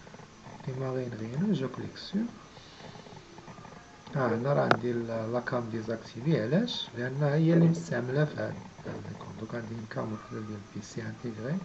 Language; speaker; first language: Arabic; native; Arabic